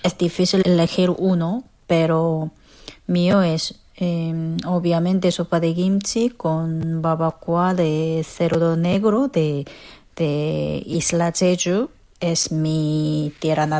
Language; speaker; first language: Spanish; non-native, fluent; Korean